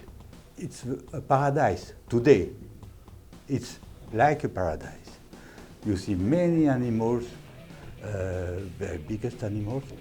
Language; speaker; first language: English; non-native, learner; French